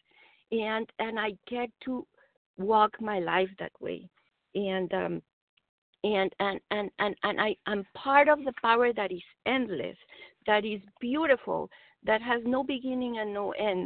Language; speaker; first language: English; non-native, fluent; Spanish